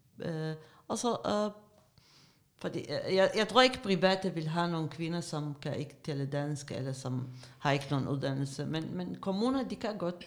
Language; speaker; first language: Danish; non-native, fluent; Arabic